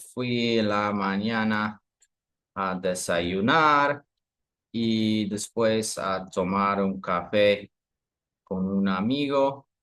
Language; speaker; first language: Spanish; non-native, fluent; English